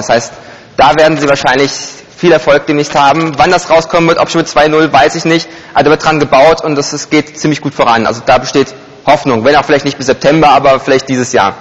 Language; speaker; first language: German; native; German